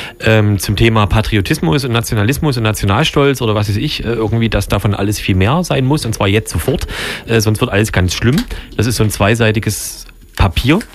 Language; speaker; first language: German; native; German